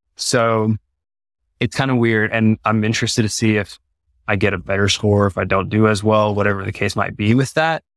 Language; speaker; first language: English; native; English